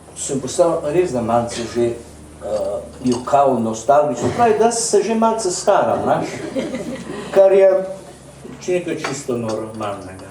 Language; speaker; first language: Slovenian; native; Slovenian